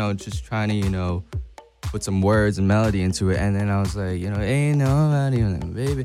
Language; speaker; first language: English; non-native, local second language; Cantonese